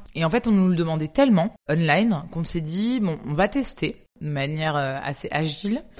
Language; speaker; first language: French; native; French